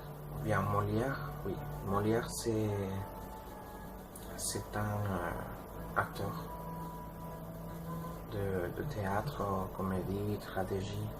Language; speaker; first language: French; non-native, learner; Spanish